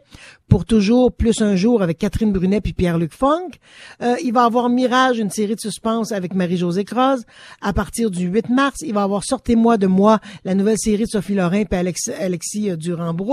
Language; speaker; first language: French; native; French